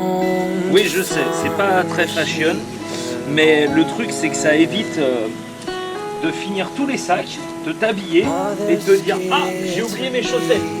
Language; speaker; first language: French; native; French